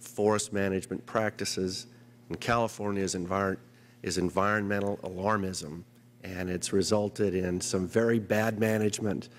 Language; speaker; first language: English; native; English